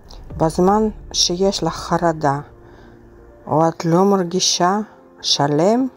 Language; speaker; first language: Hebrew; non-native, learner; Russian